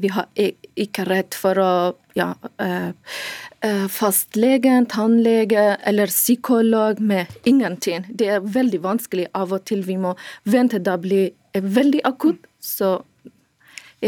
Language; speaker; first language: Norwegian; non-native, learner; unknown